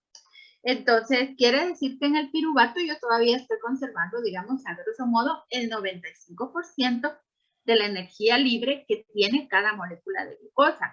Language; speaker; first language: Spanish; native; Spanish